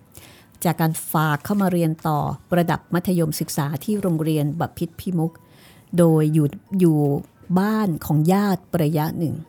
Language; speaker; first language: Thai; native; Thai